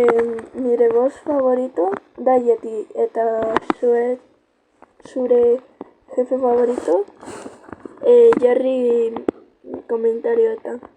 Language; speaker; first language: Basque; non-native, local second language; Spanish